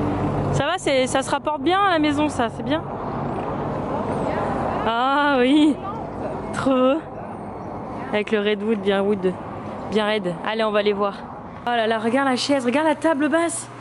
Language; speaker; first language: French; native; French